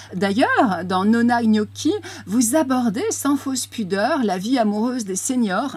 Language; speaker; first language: French; native; French